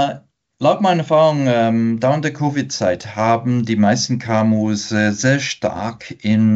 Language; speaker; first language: German; non-native, fluent; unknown